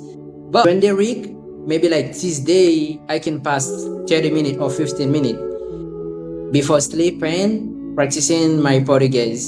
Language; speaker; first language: English; non-native, fluent; Haitian Creole